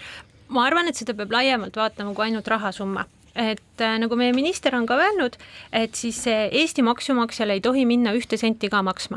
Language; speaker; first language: Estonian; native; Estonian